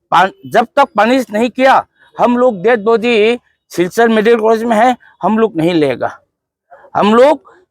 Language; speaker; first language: Hindi; non-native, local second language; Manipuri